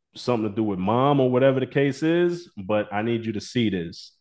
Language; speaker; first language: English; native; English